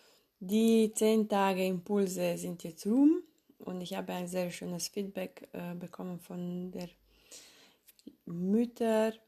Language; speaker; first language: German; non-native, fluent; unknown